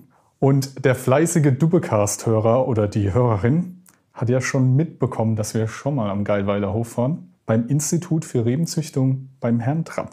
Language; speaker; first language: German; native; German